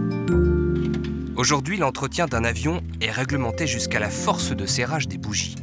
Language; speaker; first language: French; native; French